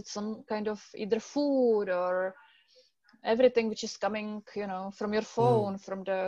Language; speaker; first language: English; non-native, fluent; Czech